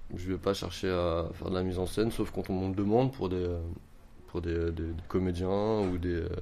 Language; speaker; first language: French; native; French